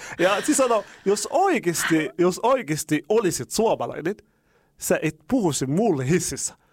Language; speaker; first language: Finnish; non-native, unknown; Arabic